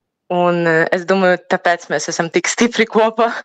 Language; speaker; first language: Latvian; non-native, learner; Ukrainian